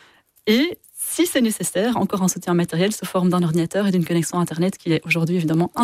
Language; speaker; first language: French; native; French